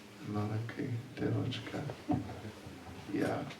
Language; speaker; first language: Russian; non-native, learner; English